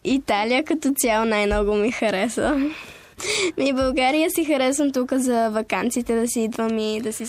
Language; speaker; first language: Bulgarian; early bilingual, heritage; Bulgarian